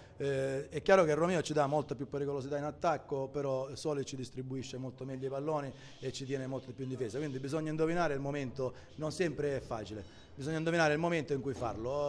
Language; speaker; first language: Italian; native; Italian